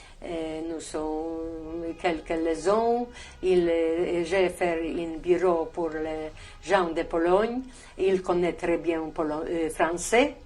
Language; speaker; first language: French; non-native, learner; Polish